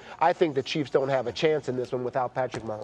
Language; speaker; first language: English; native; English